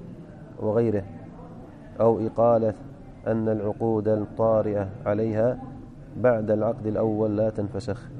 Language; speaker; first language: Arabic; native; Arabic